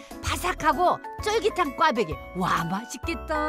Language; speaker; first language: Korean; native; Korean